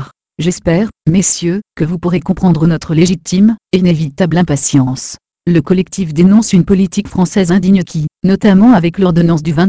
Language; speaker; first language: French; native; French